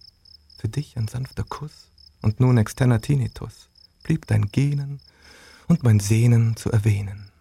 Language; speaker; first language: German; native; German